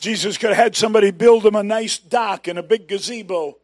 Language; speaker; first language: English; native; English